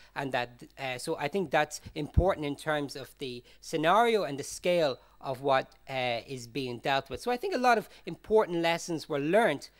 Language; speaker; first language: English; native; English